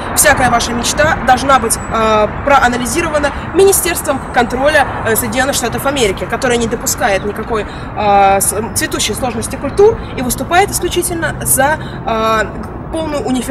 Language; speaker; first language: Russian; native; Russian